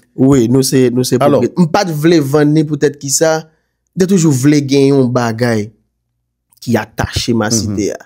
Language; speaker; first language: Haitian Creole; native; Haitian Creole